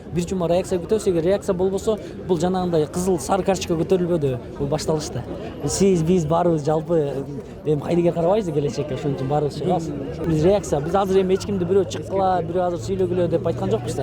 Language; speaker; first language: Kyrgyz; native; Kyrgyz